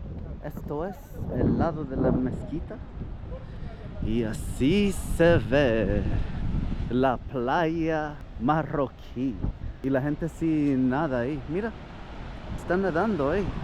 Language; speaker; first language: Spanish; non-native, fluent; English